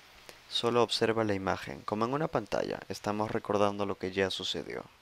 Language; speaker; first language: Spanish; native; Spanish